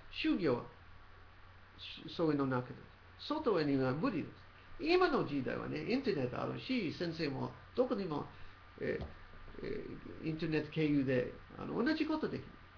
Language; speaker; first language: Japanese; non-native, learner; English